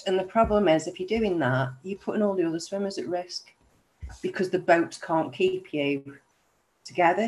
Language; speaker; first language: English; native; English